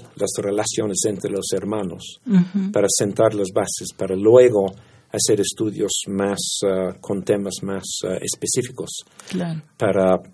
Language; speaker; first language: Spanish; non-native, fluent; English